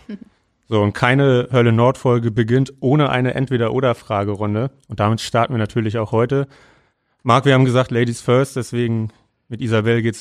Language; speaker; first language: German; native; German